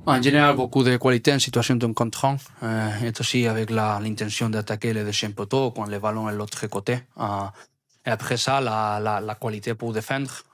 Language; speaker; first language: French; non-native, learner; Spanish